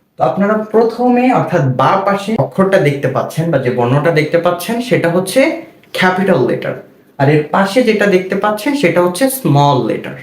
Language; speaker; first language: Bangla; native; Bangla